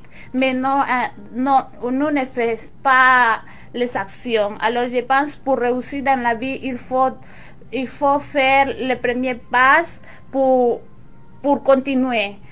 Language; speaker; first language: French; non-native, local second language; Spanish